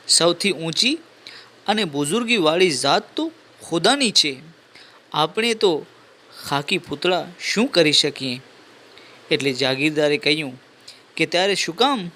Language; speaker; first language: Gujarati; non-native, local second language; Sindhi